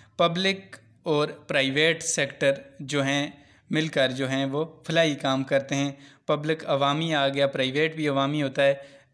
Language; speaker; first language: Urdu; non-native, local second language; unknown